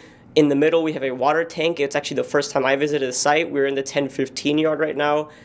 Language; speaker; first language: English; native; English